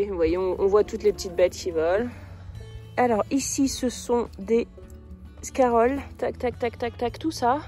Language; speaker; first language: French; native; French